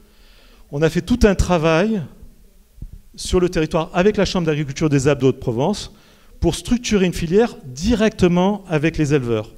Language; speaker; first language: French; native; French